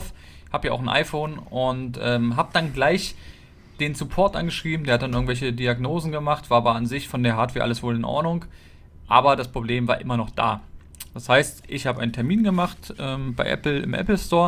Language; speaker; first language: German; native; German